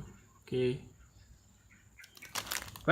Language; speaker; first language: English; non-native, local second language; Malay